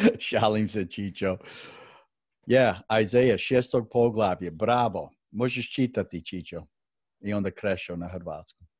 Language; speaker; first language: Croatian; early bilingual, heritage; Croatian